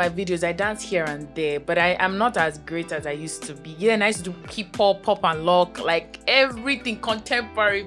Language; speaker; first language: English; non-native, local second language; Yoruba